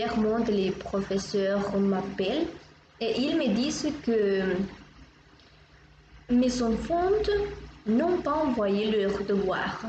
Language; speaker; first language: French; non-native, learner; Spanish